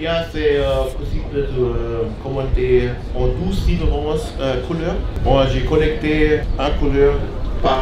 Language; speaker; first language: French; non-native, learner; German